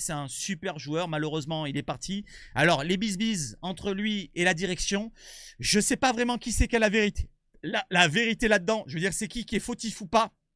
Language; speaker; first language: French; native; French